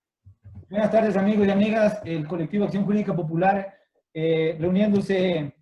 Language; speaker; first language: Spanish; native; Spanish